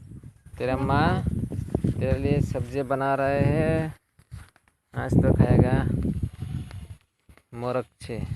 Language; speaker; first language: Hindi; non-native, local second language; Kok Borok